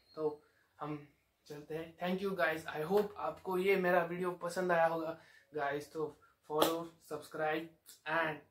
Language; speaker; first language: Hindi; non-native, local second language; Marathi